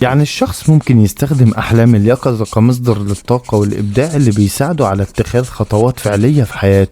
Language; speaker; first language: Arabic; native; Arabic